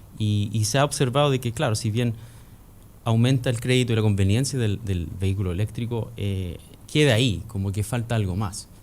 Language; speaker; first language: Spanish; early bilingual, other home language; English